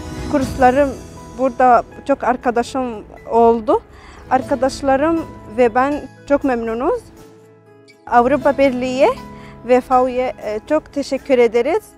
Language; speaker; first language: Turkish; non-native, learner; Arabic